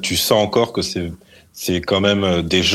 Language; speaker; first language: French; native; French